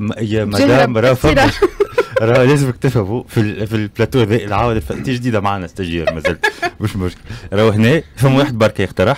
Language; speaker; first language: Arabic; native; Arabic